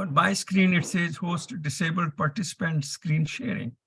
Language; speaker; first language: English; non-native, local second language; Punjabi